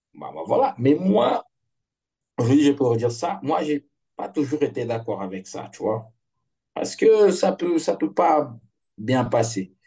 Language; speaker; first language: French; non-native, fluent; Portuguese